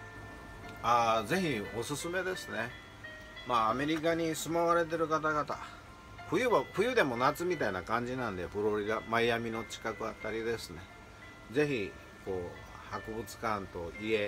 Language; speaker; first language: Japanese; native; Japanese